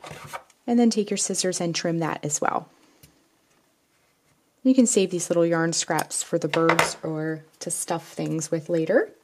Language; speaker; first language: English; native; English